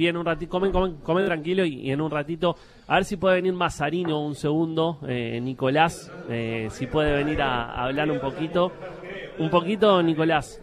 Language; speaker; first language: Spanish; native; Spanish